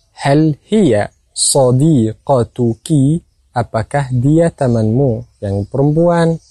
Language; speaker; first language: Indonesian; non-native, fluent; Arabic